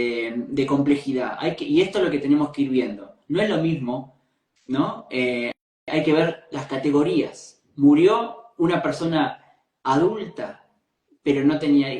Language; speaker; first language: Spanish; native; Spanish